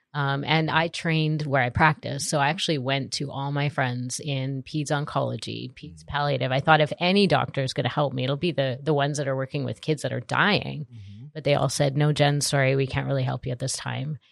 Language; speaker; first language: English; native; English